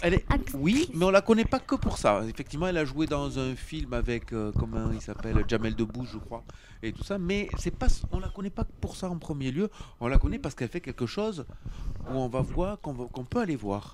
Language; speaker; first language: French; native; French